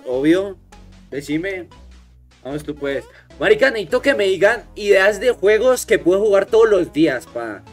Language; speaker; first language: Spanish; native; Spanish